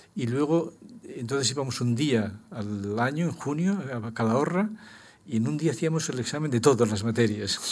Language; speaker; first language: Spanish; native; Spanish